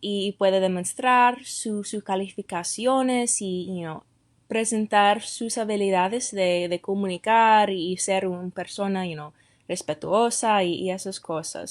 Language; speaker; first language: Spanish; non-native, fluent; English